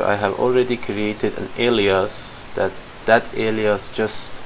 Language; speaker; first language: English; non-native, fluent; Persian